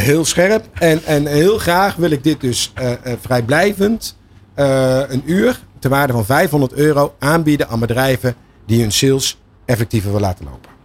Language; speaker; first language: Dutch; native; Dutch